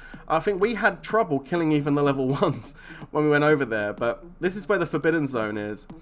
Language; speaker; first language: English; native; English